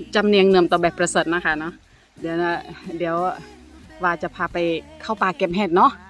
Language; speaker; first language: Thai; non-native, local second language; Northern Khmer